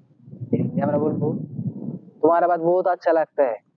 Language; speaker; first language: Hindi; non-native, learner; Bangla